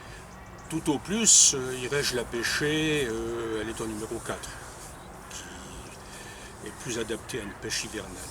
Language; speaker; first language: French; native; French